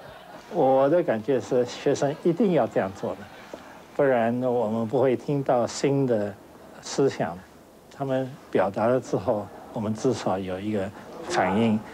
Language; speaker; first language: Chinese; non-native, local second language; Wu Chinese